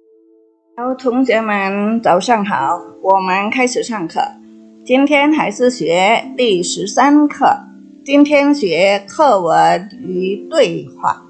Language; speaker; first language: Chinese; non-native, fluent; Indonesian